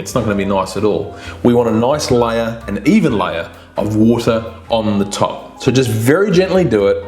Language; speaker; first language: English; native; English